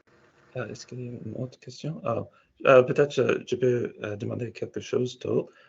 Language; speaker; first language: French; non-native, fluent; English